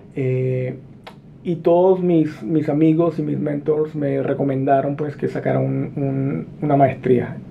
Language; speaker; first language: Spanish; native; Spanish